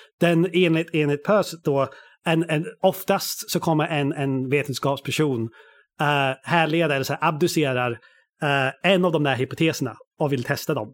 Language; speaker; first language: Swedish; non-native, fluent; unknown